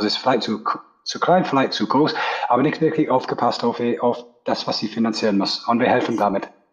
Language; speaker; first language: German; non-native, fluent; English